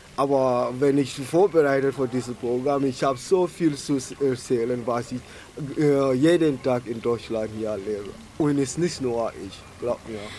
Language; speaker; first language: German; non-native, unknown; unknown